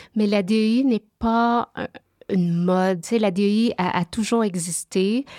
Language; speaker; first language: French; early bilingual, other home language; Vietnamese